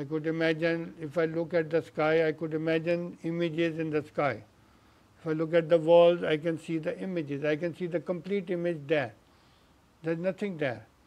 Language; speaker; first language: English; non-native, local second language; Urdu